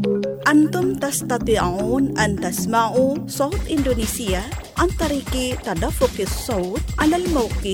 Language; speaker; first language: Arabic; non-native, fluent; Indonesian